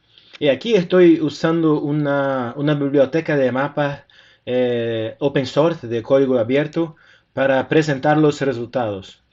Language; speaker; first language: Spanish; non-native, fluent; Portuguese